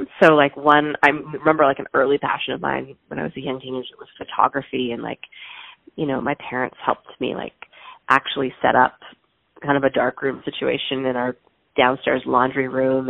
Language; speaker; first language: English; native; English